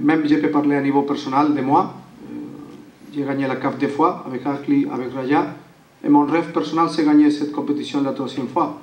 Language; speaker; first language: French; non-native, learner; Spanish